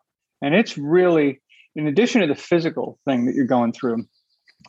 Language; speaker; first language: English; native; English